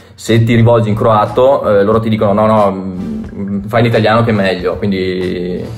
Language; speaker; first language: Italian; native; Italian